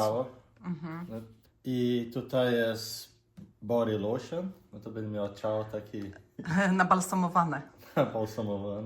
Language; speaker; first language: Polish; non-native, learner; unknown